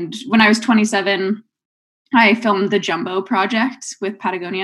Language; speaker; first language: English; native; English